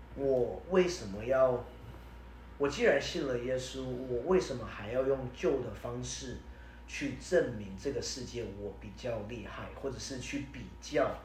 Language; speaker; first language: Chinese; early bilingual, heritage; Chinese